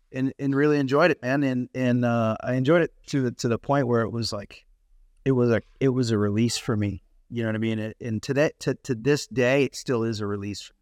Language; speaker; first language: English; native; English